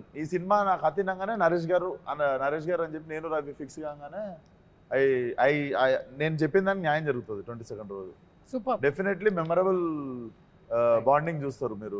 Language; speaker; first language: Telugu; native; Telugu